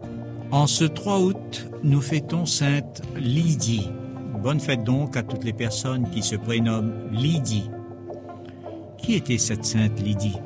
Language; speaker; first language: French; native; French